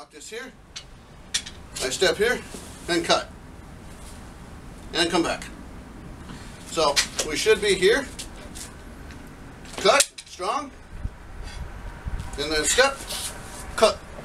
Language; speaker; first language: English; native; English